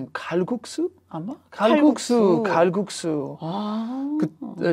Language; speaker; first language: Korean; non-native, learner; English